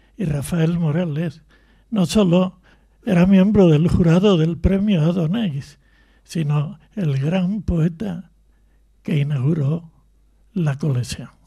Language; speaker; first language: Spanish; native; Spanish